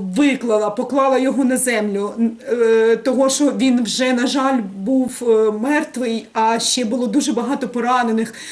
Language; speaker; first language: Ukrainian; native; Ukrainian